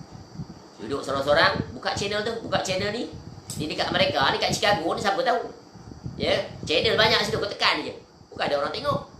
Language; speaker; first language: Malay; native; Malay